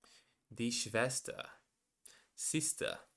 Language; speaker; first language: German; non-native, learner; Portuguese